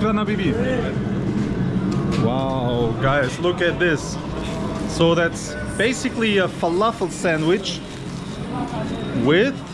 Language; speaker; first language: English; non-native, fluent; Turkish